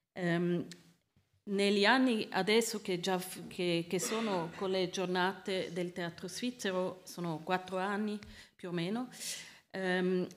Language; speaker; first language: Italian; non-native, learner; Swiss German